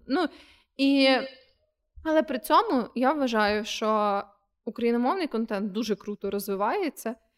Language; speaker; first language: Ukrainian; non-native, local second language; Russian